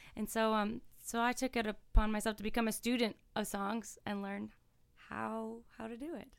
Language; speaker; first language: English; native; English